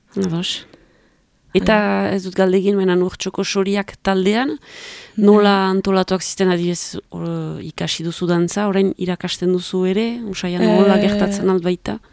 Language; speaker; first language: Basque; native; Basque